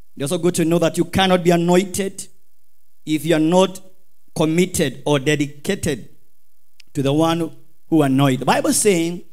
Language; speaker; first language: English; non-native, local second language; Swahili